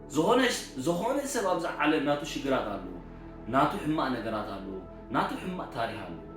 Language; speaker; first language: Tigrinya; early bilingual, heritage; Tigrinya